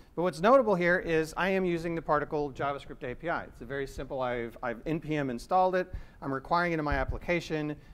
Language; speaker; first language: English; native; English